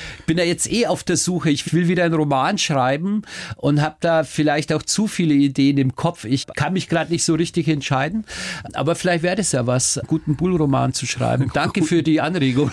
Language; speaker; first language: German; early bilingual, other home language; Turkish